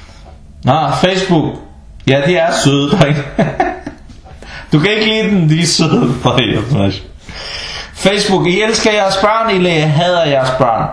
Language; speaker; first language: Danish; non-native, fluent; Arabic